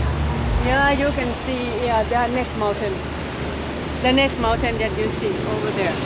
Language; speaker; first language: English; non-native, fluent; Thai